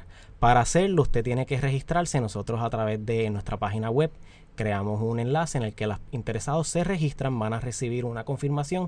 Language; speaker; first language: Spanish; native; Spanish